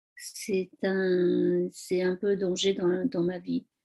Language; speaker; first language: French; non-native, fluent; Chinese